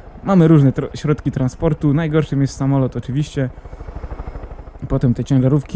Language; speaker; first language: Polish; native; Polish